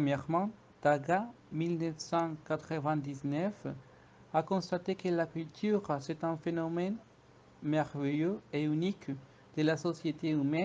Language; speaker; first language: French; non-native, fluent; Spanish